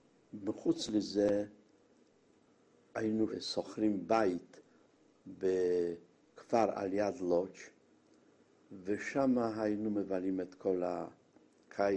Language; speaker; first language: Hebrew; non-native, fluent; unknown